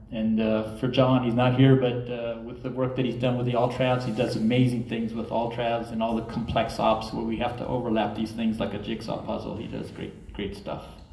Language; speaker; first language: English; native; English